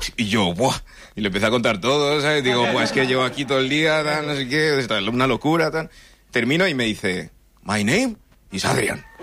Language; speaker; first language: Spanish; early bilingual, other home language; English